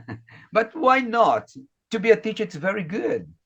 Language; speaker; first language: English; non-native, fluent; Portuguese